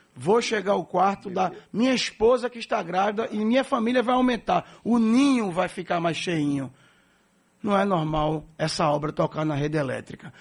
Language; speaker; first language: Portuguese; native; Portuguese